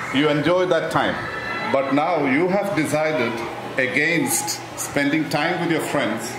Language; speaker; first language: English; non-native, local second language; Malayalam